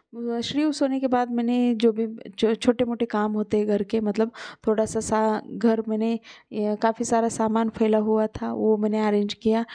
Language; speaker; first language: Hindi; non-native, local second language; Marathi